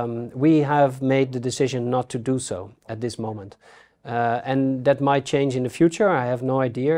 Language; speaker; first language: English; non-native, fluent; Dutch